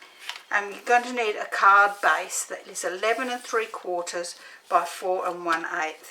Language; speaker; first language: English; native; English